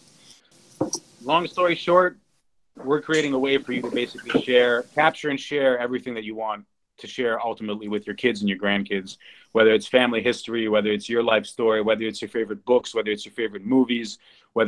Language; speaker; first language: English; native; English